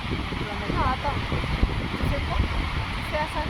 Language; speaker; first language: French; non-native, learner; Portuguese